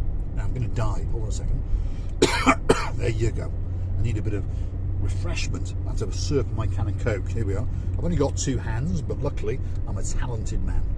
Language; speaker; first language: English; native; English